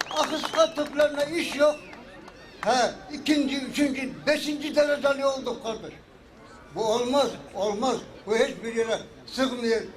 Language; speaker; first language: Turkish; early bilingual, heritage; Turkish